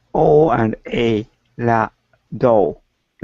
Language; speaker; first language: English; non-native, learner; Japanese